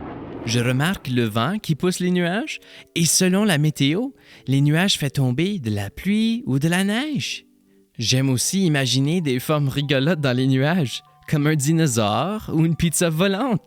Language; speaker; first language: French; native; French